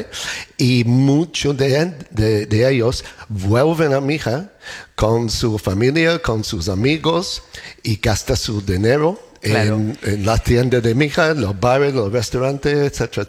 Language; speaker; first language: Spanish; non-native, learner; English